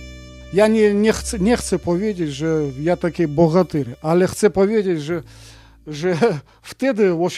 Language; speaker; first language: Polish; non-native, fluent; Russian